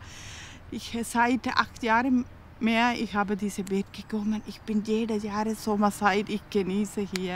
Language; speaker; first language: German; non-native, learner; Tamil